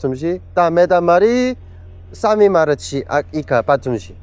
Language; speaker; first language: Georgian; non-native, learner; Korean